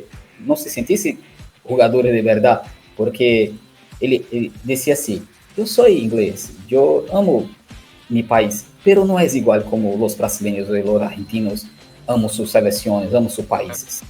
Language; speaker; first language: Spanish; non-native, learner; Portuguese